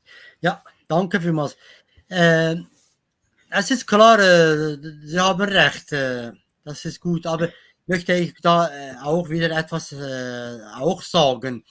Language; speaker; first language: German; non-native, learner; Kurdish